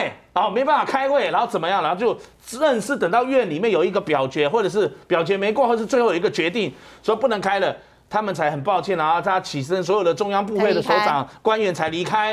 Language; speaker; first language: Chinese; native; Chinese